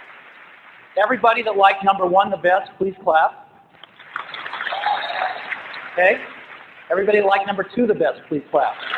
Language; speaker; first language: English; native; English